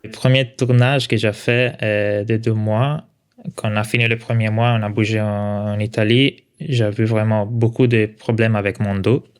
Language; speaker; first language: French; non-native, local second language; Italian